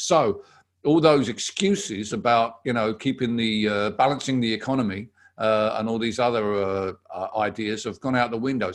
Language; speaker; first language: English; native; English